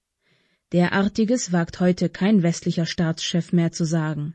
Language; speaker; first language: German; native; German